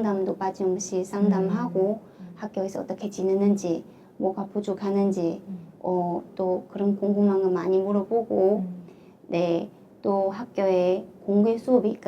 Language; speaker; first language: Korean; non-native, fluent; Chinese